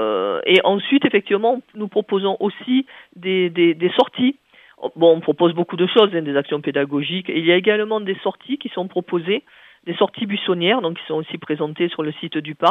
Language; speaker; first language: French; native; French